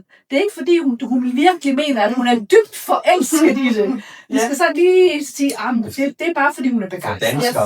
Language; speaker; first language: Danish; native; Danish